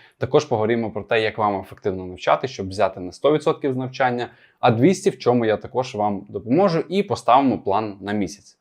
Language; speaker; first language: Ukrainian; non-native, local second language; Russian